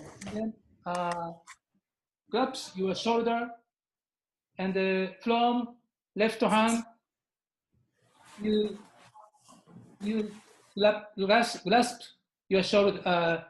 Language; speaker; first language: English; non-native, learner; Japanese